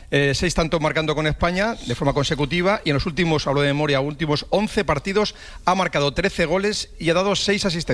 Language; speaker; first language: Spanish; native; Spanish